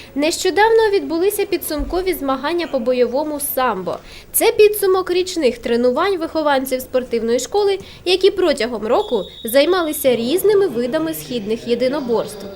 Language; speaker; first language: Ukrainian; native; Ukrainian